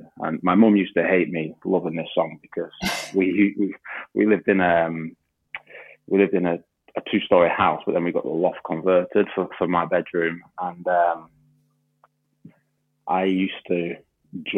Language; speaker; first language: English; native; English